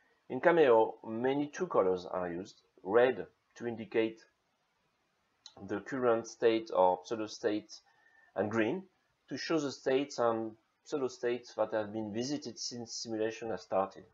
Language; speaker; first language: English; non-native, fluent; French